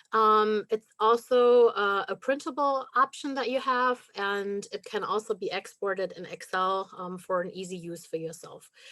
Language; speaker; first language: English; non-native, fluent; German